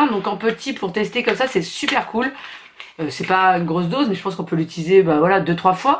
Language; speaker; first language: French; native; French